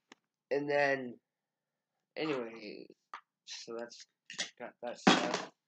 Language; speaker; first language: English; native; English